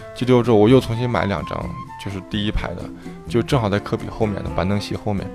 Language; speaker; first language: Chinese; native; Chinese